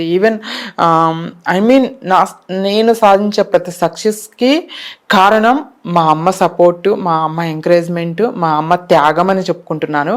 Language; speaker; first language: Telugu; native; Telugu